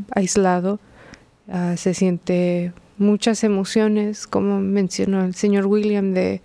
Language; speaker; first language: Spanish; early bilingual, heritage; Spanish